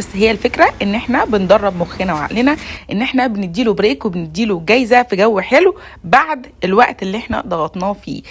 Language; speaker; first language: Arabic; native; Arabic